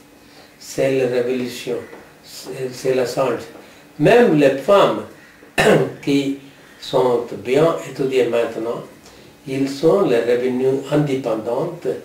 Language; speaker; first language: French; non-native, learner; Tamil